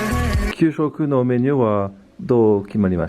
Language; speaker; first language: Japanese; non-native, fluent; French